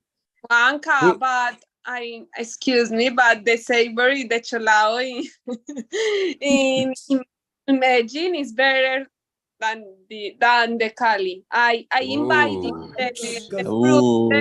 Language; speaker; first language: English; non-native, learner; Spanish